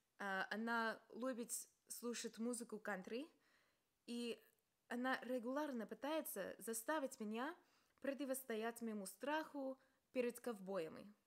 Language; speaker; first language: Russian; non-native, fluent; English